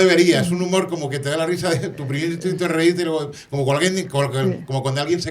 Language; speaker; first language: Spanish; native; Spanish